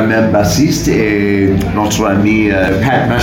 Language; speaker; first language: French; non-native, learner; English